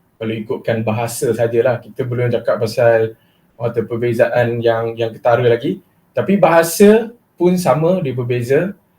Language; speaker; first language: Malay; non-native, local second language; Chinese